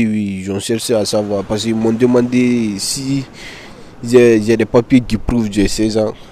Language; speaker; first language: French; non-native, learner; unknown